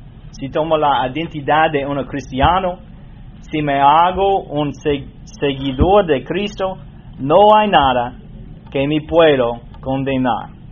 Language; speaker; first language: Spanish; non-native, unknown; English